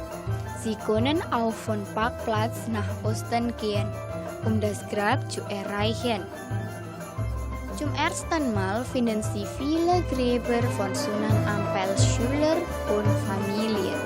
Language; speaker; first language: German; non-native, learner; Indonesian